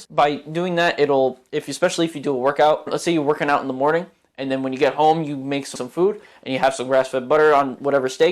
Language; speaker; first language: English; native; English